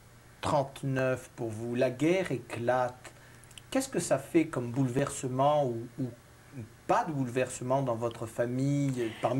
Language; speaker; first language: French; native; French